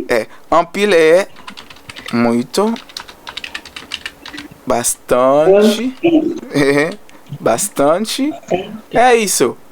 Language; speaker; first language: Portuguese; non-native, learner; Haitian Creole